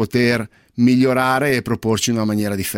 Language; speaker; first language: Italian; native; Italian